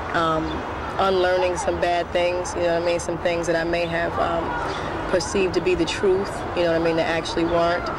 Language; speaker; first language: English; native; English